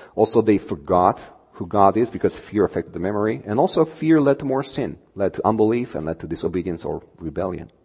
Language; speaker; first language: English; non-native, fluent; Romanian